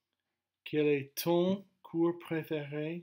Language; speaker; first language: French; non-native, fluent; English